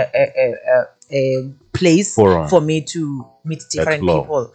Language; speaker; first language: English; non-native, local second language; Venda